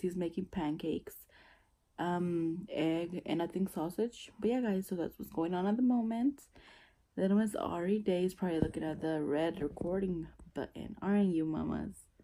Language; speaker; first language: English; early bilingual, other home language; Spanish